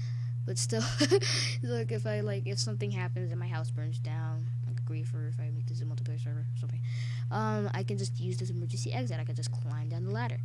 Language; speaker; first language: English; native; English